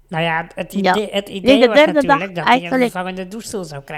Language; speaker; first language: Dutch; native; Dutch